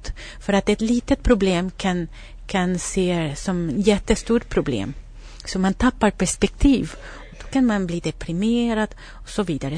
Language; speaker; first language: Swedish; non-native, fluent; Spanish